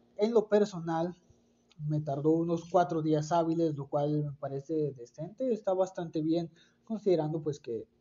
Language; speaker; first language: Spanish; native; Spanish